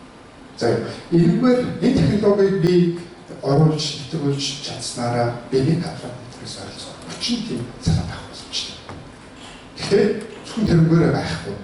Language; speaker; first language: Mongolian; early bilingual, heritage; Mongolian